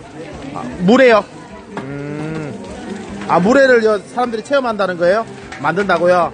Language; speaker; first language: Korean; native; Korean